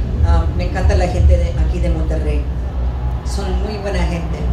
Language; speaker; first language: Spanish; early bilingual, heritage; English